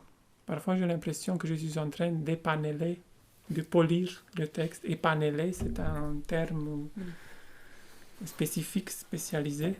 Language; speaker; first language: French; non-native, fluent; Romanian